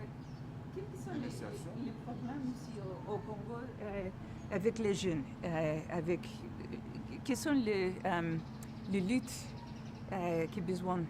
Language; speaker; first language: French; non-native, learner; English